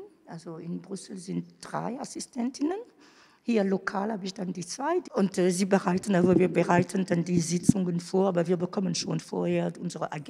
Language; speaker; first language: German; non-native, fluent; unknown